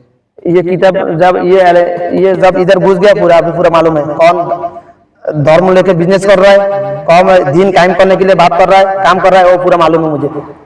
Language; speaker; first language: Hindi; non-native, fluent; Bangla